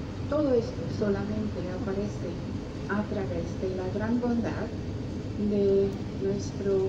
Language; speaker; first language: Spanish; non-native, fluent; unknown